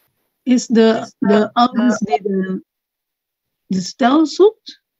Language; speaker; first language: Dutch; non-native, local second language; Papiamento